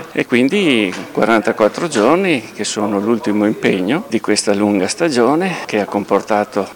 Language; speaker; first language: Italian; native; Italian